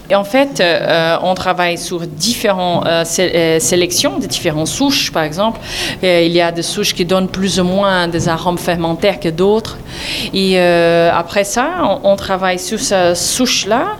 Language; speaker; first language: French; non-native, learner; Portuguese